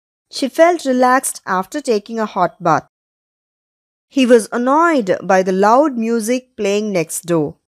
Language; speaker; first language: English; non-native, local second language; Tamil